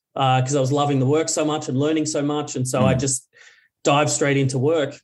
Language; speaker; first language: English; native; English